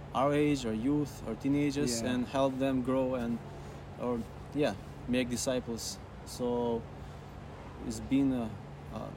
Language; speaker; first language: English; non-native, fluent; Albanian